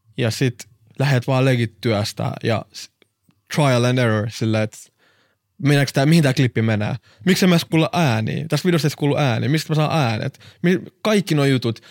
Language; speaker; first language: Finnish; early bilingual, other home language; Arabic